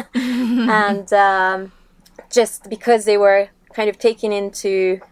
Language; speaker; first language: English; non-native, fluent; Italian